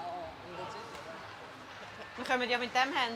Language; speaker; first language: German; native; German